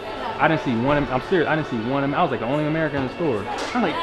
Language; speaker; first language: English; native; English